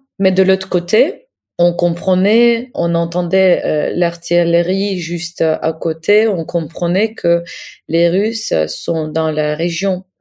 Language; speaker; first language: French; non-native, fluent; Ukrainian